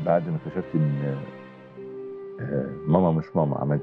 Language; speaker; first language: Arabic; native; Arabic